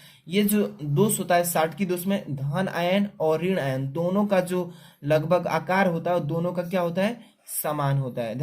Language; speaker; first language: Hindi; native; Hindi